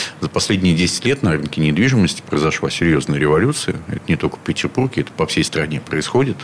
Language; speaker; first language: Russian; native; Russian